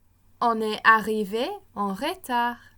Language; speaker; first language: French; non-native, fluent; English